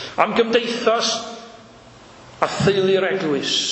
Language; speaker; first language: Welsh; native; Welsh